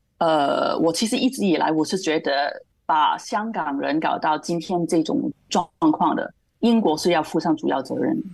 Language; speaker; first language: Chinese; non-native, local second language; Cantonese